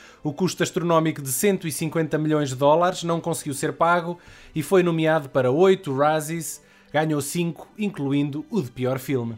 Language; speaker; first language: Portuguese; native; Portuguese